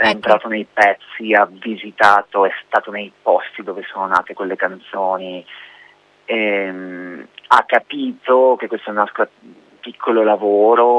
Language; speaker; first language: Italian; native; Italian